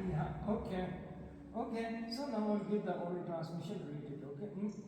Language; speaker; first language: English; non-native, fluent; Tibetan